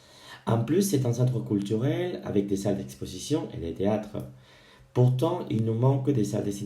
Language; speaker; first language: French; non-native, fluent; Spanish